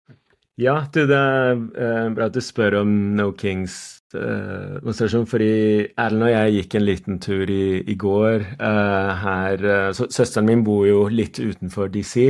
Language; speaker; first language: Norwegian; non-native, fluent; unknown